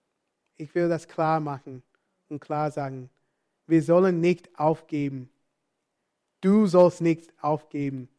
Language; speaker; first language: German; non-native, fluent; English